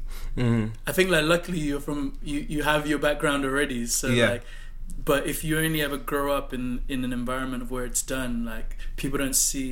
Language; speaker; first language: English; non-native, local second language; Yoruba